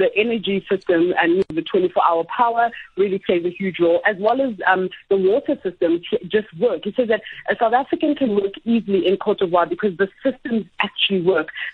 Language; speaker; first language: English; non-native, local second language; Ganda